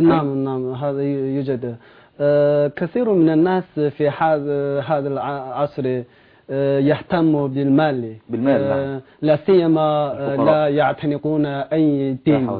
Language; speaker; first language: Arabic; non-native, learner; Chinese